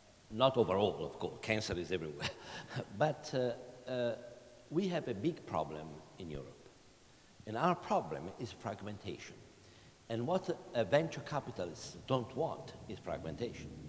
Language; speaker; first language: English; non-native, fluent; Italian